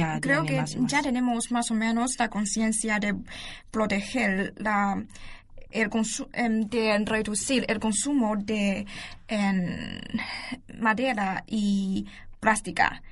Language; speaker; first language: Spanish; non-native, learner; Chinese